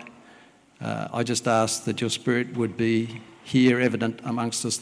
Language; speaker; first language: English; early bilingual, other home language; Welsh